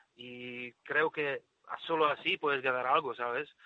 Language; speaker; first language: Spanish; non-native, fluent; Czech